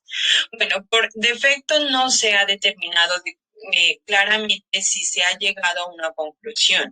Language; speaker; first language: Spanish; native; Spanish